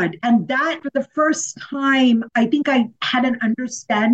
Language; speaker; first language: English; non-native, local second language; Sinhala